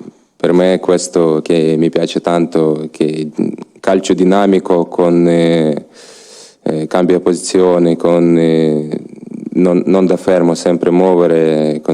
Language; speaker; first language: Italian; non-native, learner; Ukrainian